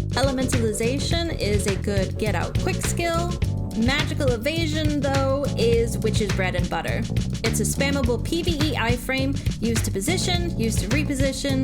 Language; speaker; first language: English; native; English